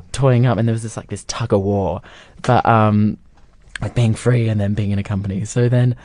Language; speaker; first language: English; native; English